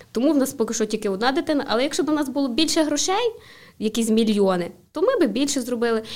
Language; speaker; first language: Ukrainian; native; Ukrainian